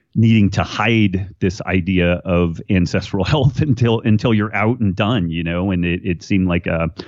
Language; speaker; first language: English; native; English